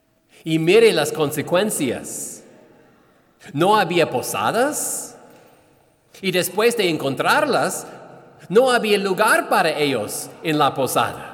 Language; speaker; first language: Spanish; non-native, fluent; English